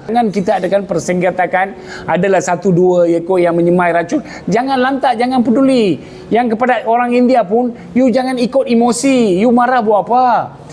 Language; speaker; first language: Malay; non-native, local second language; Tamil